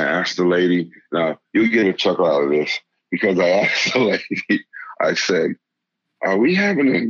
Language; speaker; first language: English; native; English